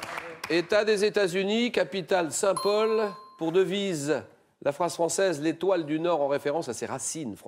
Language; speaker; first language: French; native; French